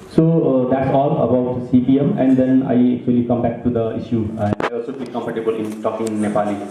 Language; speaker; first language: English; non-native, local second language; Nepali